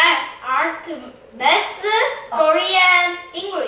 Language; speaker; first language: English; non-native, learner; Korean